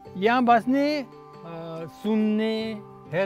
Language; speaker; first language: Nepali; non-native, learner; English